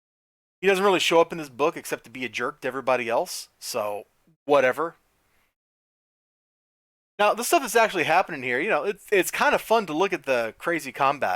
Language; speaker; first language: English; native; English